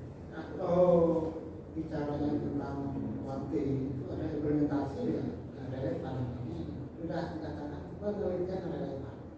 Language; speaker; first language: Indonesian; native; Indonesian